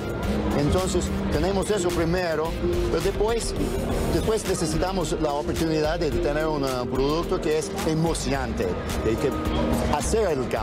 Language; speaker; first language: Spanish; non-native, fluent; English